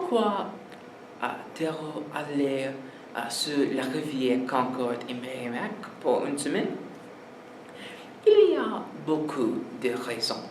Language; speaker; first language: French; non-native, learner; English